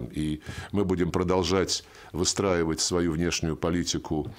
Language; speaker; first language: Russian; native; Russian